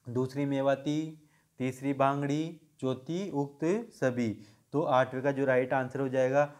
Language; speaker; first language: Hindi; native; Hindi